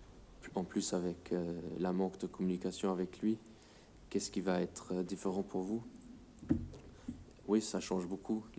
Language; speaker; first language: French; non-native, fluent; English